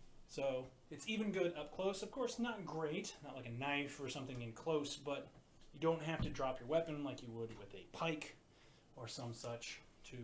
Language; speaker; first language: English; native; English